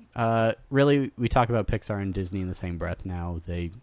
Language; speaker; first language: English; native; English